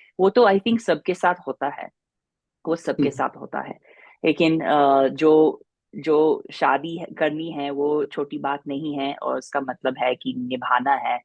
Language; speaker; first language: Hindi; non-native, fluent; English